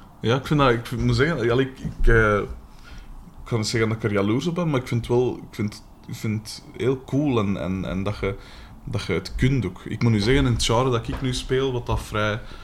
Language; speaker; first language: Dutch; native; Dutch